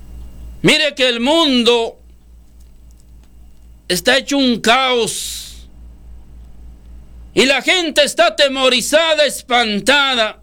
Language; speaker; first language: Spanish; native; Spanish